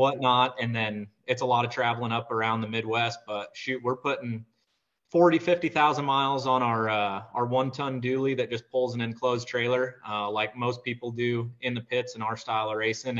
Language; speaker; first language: English; native; English